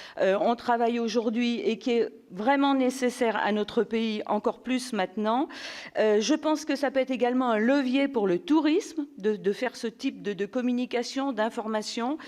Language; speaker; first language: French; native; French